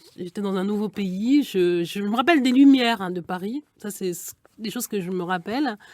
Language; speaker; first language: French; early bilingual, other home language; Igbo